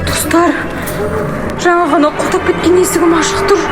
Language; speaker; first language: Kazakh; native; Kazakh